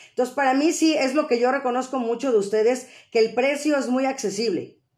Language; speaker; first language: Spanish; native; Spanish